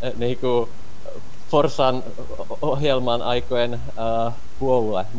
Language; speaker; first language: Finnish; non-native, fluent; Czech